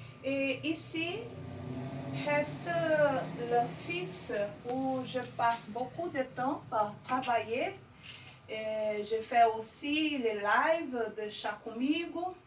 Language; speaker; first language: French; non-native, learner; Portuguese